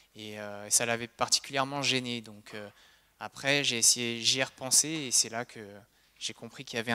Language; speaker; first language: French; native; French